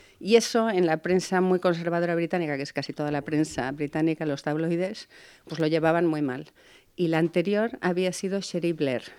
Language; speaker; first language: Spanish; native; Spanish